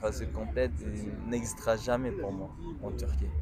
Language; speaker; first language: French; non-native, local second language; Kurdish